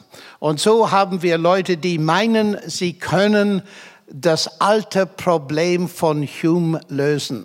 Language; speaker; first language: German; non-native, fluent; English